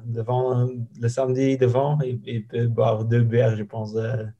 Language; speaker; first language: French; non-native, learner; Dutch